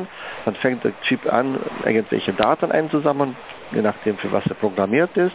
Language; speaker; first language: German; native; German